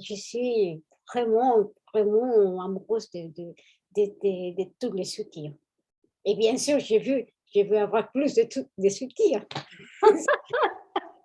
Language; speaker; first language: French; non-native, fluent; Spanish